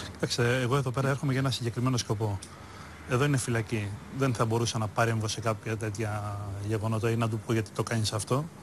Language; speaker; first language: Greek; native; Greek